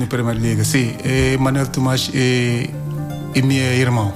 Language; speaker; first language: Portuguese; non-native, learner; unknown